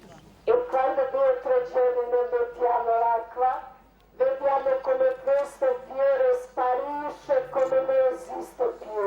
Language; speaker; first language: Italian; non-native, learner; Croatian